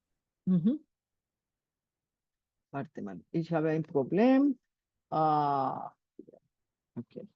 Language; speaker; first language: German; non-native, fluent; Spanish